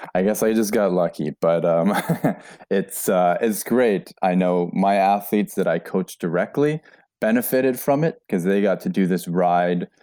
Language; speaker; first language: English; native; English